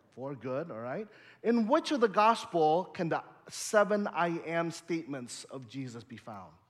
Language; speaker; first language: English; early bilingual, other home language; Indonesian